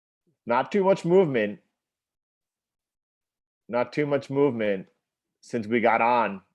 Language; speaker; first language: English; native; English